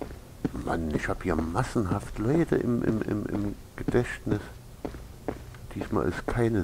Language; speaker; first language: German; native; German